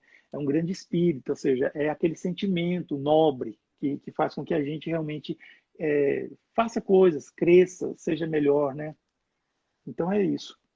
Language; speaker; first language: Portuguese; native; Portuguese